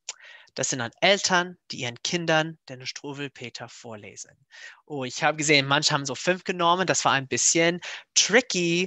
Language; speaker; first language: German; non-native, fluent; English